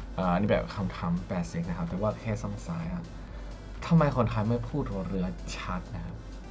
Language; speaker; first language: Thai; non-native, fluent; Indonesian